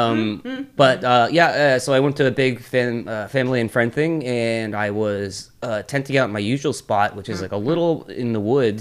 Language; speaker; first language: English; native; English